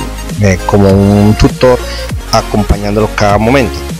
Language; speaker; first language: Spanish; native; Spanish